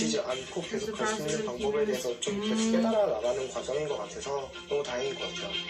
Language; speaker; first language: Korean; native; Korean